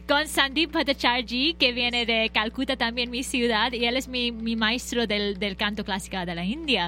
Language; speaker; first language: Spanish; non-native, fluent; Bangla